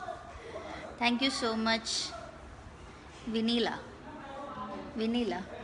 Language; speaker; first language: Telugu; non-native, local second language; Malayalam